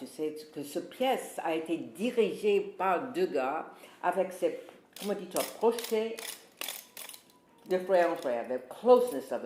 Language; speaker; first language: French; non-native, fluent; English